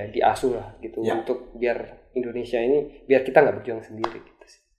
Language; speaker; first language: Indonesian; native; Indonesian